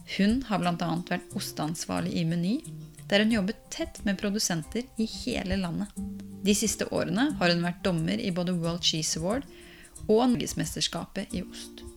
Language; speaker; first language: Norwegian; native; Norwegian